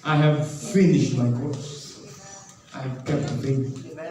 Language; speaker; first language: English; non-native, local second language; Filipino